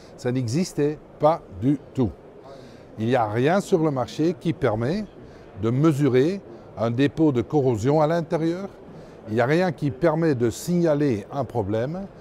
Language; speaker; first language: French; native; French